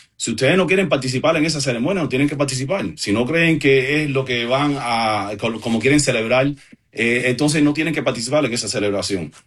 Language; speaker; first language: Spanish; early bilingual, heritage; Spanish